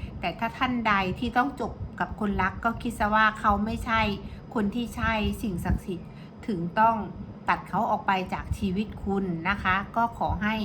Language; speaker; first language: Thai; native; Thai